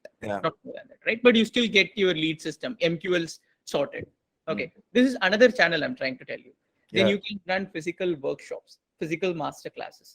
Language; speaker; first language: English; non-native, local second language; Tamil